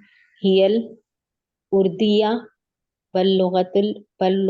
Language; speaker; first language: Arabic; non-native, learner; Urdu